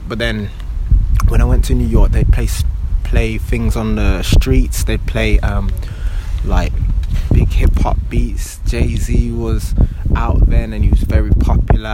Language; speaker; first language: English; native; English